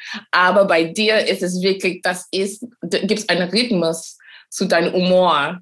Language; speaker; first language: German; non-native, fluent; English